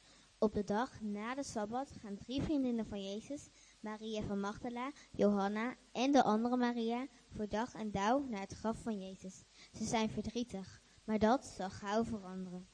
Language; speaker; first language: Dutch; native; Dutch